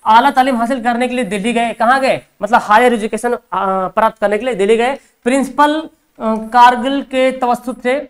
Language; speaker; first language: Hindi; native; Hindi